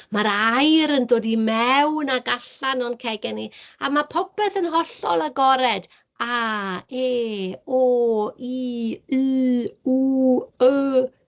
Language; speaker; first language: Welsh; native; Welsh